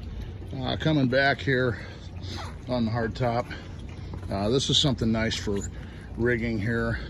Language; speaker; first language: English; native; English